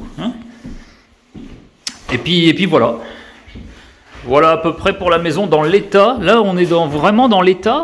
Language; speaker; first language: French; native; French